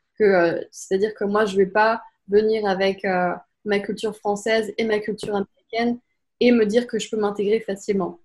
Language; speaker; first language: French; native; French